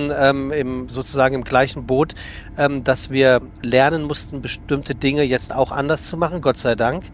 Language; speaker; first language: German; native; German